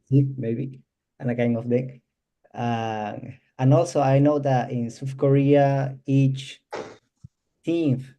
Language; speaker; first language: English; non-native, fluent; Spanish